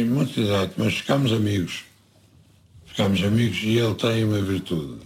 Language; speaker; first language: Portuguese; native; Portuguese